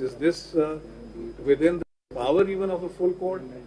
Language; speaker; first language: English; non-native, local second language; Urdu